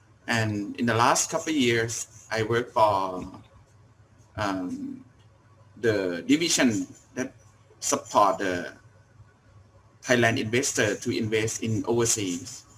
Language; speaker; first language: English; non-native, learner; Thai